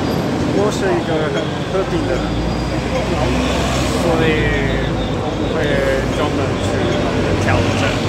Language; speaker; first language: Chinese; non-native, learner; Italian